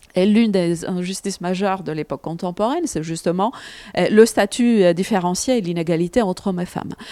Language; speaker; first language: French; non-native, fluent; Greek